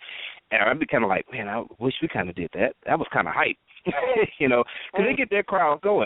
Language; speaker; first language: English; native; English